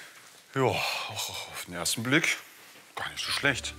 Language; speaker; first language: German; native; German